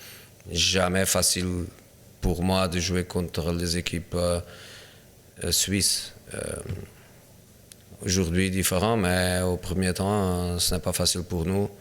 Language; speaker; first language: French; non-native, fluent; Portuguese